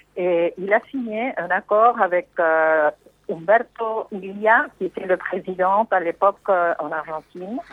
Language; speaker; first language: French; non-native, fluent; Spanish